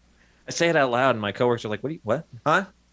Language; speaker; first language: English; native; English